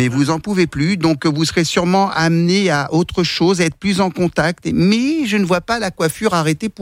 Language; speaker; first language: French; native; French